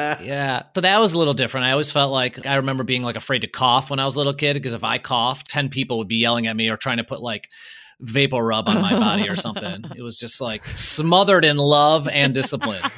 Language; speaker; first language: English; early bilingual, other home language; Polish